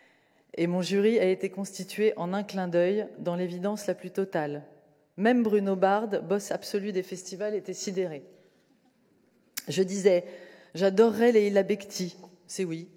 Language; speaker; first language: French; native; French